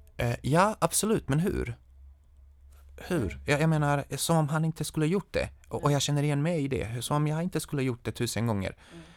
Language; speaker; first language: Swedish; non-native, fluent; Serbian